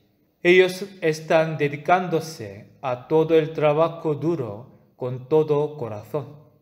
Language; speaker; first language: Spanish; non-native, fluent; Korean